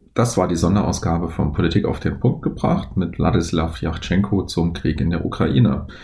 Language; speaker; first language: German; native; German